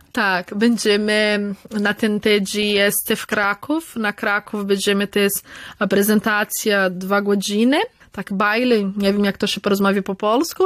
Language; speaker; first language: Polish; early bilingual, heritage; Polish